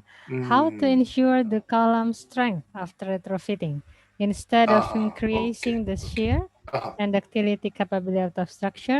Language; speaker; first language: English; non-native, fluent; Indonesian